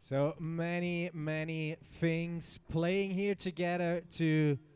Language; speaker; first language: English; non-native, fluent; German